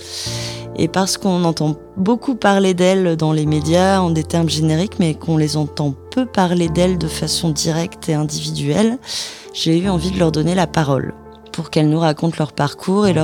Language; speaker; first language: French; native; French